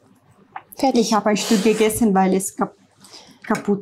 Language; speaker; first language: German; non-native, learner; Italian